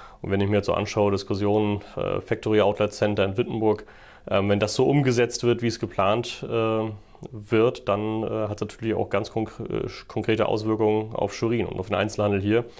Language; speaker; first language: German; native; German